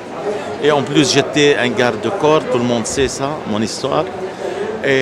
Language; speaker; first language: French; non-native, local second language; Arabic